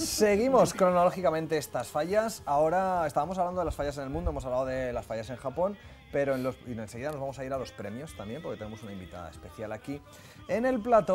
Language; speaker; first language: Spanish; native; Spanish